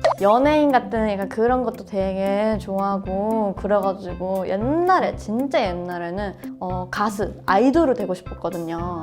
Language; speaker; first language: Korean; non-native, fluent; Japanese